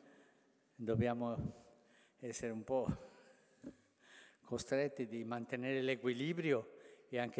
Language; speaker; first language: Italian; non-native, fluent; Spanish